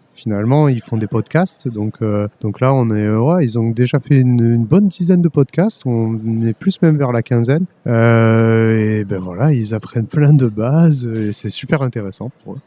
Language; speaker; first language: French; native; French